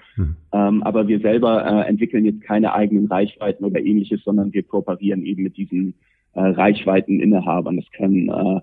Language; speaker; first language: German; native; German